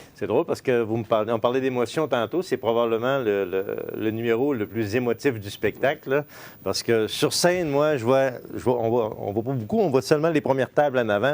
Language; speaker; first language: French; native; French